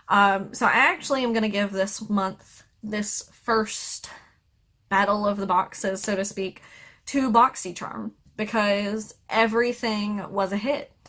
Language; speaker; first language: English; native; English